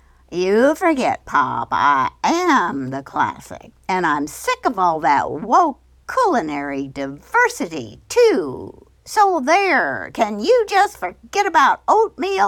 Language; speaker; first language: English; early bilingual, other home language; Spanish